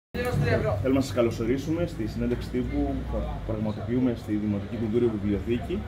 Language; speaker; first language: Greek; native; Greek